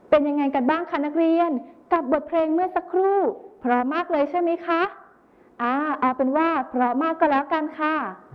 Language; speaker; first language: Thai; native; Thai